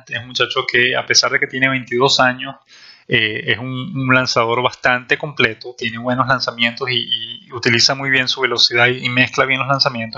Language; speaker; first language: Spanish; native; Spanish